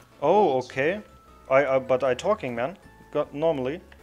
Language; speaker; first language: English; non-native, learner; German